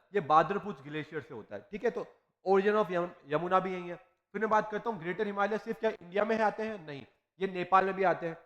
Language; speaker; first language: Hindi; native; Hindi